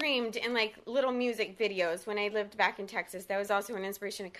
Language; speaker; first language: English; early bilingual, other home language; Spanish